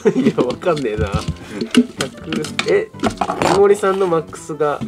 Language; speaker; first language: Japanese; native; Japanese